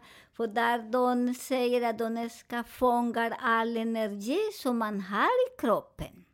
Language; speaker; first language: Swedish; non-native, fluent; Spanish